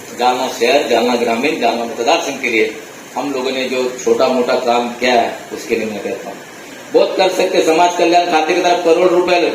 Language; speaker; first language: Hindi; non-native, local second language; Marathi